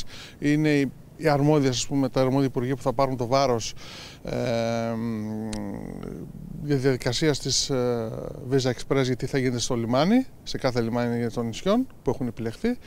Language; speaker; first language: Greek; native; Greek